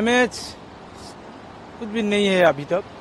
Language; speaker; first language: Hindi; non-native, local second language; Bangla